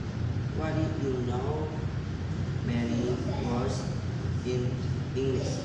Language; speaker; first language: English; non-native, learner; Vietnamese